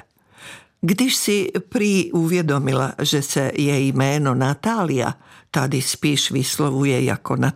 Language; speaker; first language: Czech; non-native, fluent; Serbian